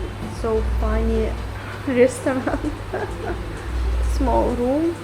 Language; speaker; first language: English; non-native, learner; Russian